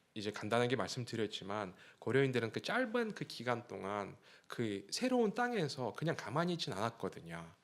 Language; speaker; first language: Korean; non-native, fluent; Russian